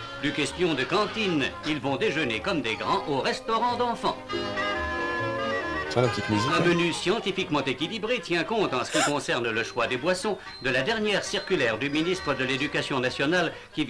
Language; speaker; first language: French; native; French